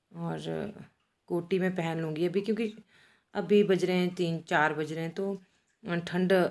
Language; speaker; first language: Hindi; native; Hindi